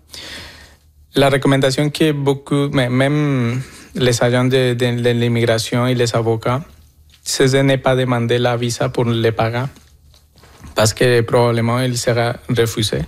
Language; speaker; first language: French; non-native, fluent; Spanish